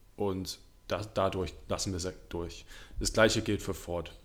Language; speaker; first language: German; non-native, fluent; English